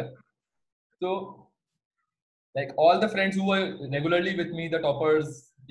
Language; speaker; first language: English; non-native, local second language; Hindi